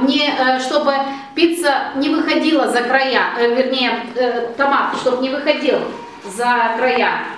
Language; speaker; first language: Russian; native; Russian